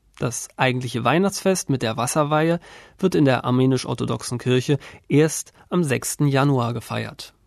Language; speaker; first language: German; native; German